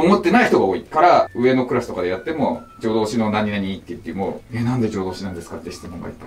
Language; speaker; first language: Japanese; native; Japanese